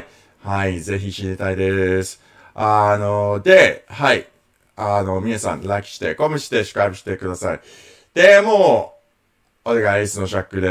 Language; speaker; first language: Japanese; non-native, learner; English